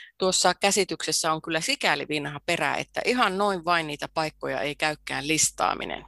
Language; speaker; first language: Finnish; native; Finnish